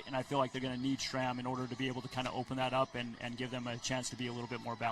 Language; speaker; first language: English; native; English